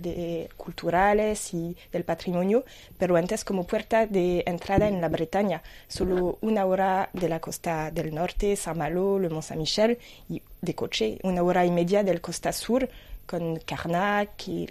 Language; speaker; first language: Spanish; non-native, fluent; French